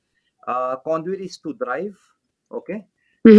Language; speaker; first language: English; non-native, local second language; French